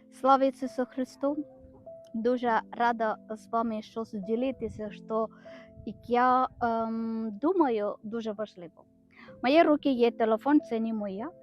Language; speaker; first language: Ukrainian; non-native, learner; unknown